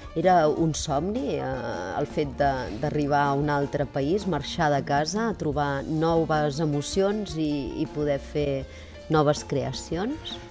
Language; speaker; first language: Catalan; native; Catalan